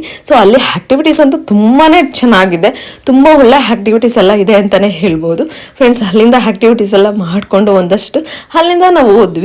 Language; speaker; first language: Kannada; native; Kannada